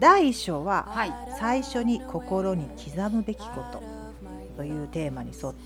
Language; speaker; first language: Japanese; native; Japanese